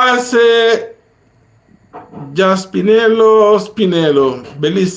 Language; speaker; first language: Italian; non-native, learner; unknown